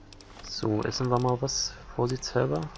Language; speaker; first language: German; native; German